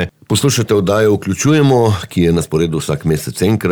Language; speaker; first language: Slovenian; native; Slovenian